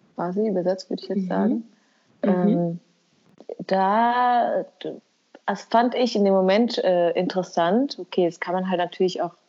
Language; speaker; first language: German; early bilingual, other home language; Albanian